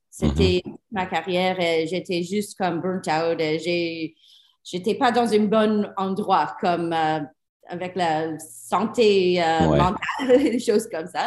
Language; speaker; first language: French; non-native, learner; English